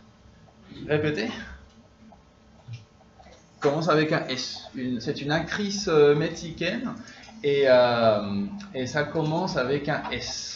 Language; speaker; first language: French; non-native, fluent; English